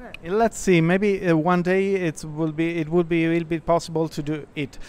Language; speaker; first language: English; non-native, learner; Italian